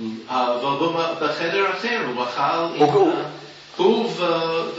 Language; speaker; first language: Hebrew; non-native, fluent; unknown